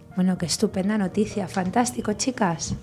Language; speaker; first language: Spanish; native; Spanish